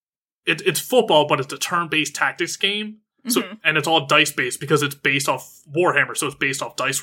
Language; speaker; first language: English; native; English